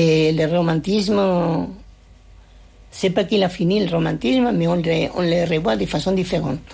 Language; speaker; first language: French; non-native, fluent; Spanish